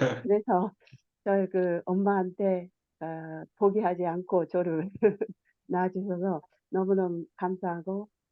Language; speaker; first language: Korean; non-native, fluent; Japanese